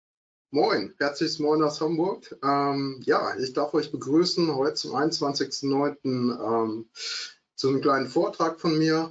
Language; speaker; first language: German; native; German